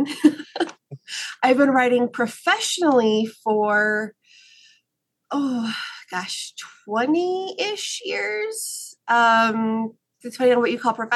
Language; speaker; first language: English; native; English